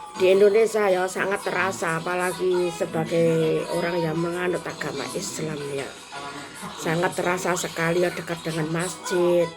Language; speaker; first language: Indonesian; native; Indonesian